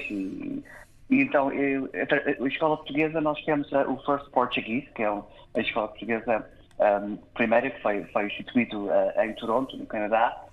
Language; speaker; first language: Portuguese; early bilingual, heritage; English